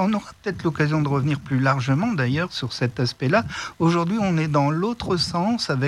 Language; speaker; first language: French; non-native, learner; Chinese